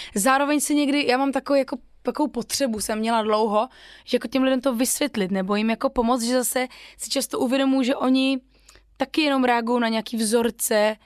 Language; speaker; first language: Czech; non-native, local second language; Polish